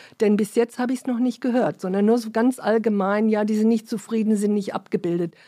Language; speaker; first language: German; early bilingual, other home language; English